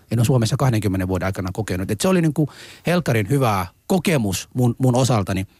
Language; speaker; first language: Finnish; non-native, fluent; Somali